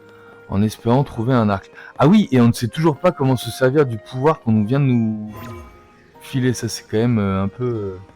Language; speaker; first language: French; native; French